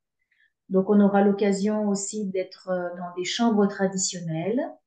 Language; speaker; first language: French; native; French